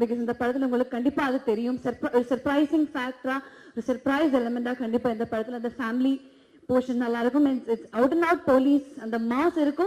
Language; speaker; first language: Tamil; non-native, fluent; Malayalam